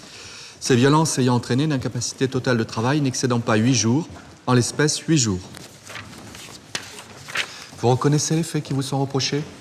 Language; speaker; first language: French; native; French